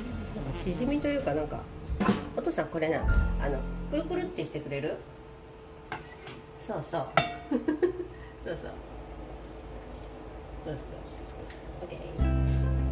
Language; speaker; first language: Japanese; native; Japanese